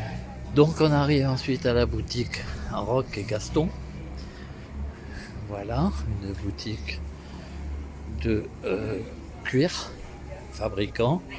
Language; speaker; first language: French; native; French